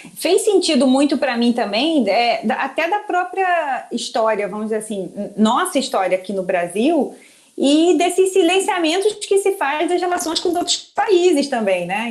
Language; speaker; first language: Portuguese; early bilingual, other home language; Spanish